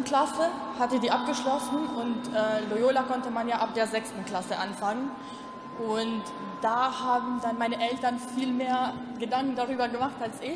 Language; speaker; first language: German; non-native, local second language; Albanian